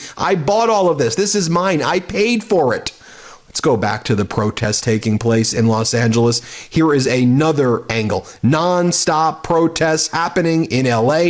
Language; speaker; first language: English; native; English